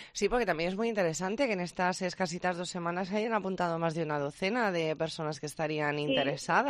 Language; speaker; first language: Spanish; native; Spanish